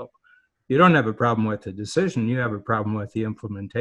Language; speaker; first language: English; native; English